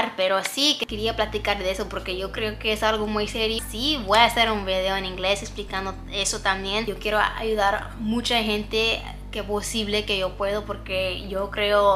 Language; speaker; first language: Spanish; non-native, fluent; English